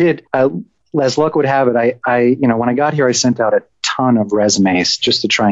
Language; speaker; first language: English; native; English